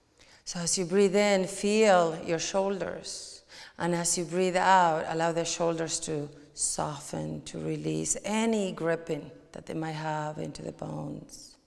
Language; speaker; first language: English; non-native, fluent; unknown